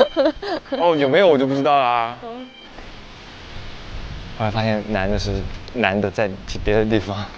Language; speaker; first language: Chinese; native; Chinese